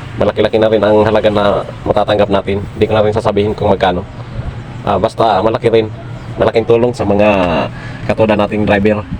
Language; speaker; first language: Filipino; non-native, local second language; Bikol